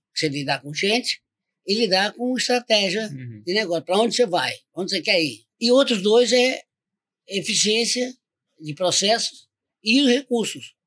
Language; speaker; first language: Portuguese; native; Portuguese